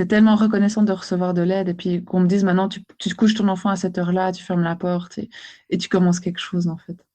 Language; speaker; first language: French; native; French